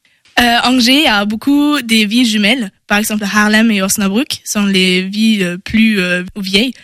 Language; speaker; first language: French; non-native, learner; German